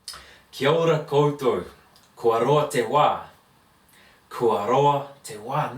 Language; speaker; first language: Māori; non-native, learner; English